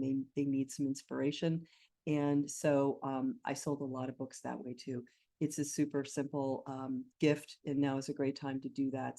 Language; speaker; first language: English; native; English